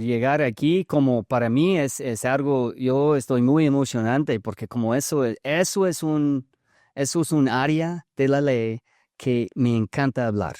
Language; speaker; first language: Spanish; early bilingual, heritage; English